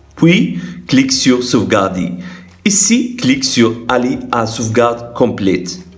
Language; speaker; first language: French; non-native, local second language; Arabic